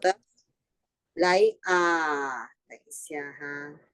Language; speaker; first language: Chinese; non-native, fluent; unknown